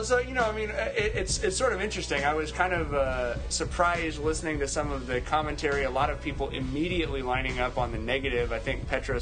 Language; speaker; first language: English; native; English